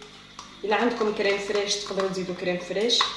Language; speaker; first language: Arabic; native; Arabic